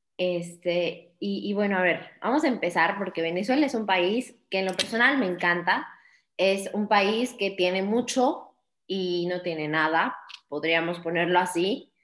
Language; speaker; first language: Spanish; native; Spanish